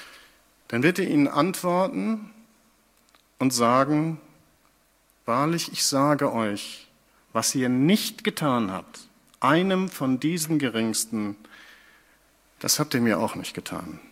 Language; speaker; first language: German; native; German